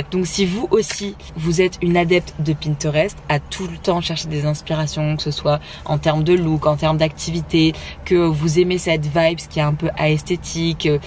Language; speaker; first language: French; native; French